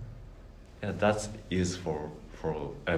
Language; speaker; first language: English; non-native, learner; Japanese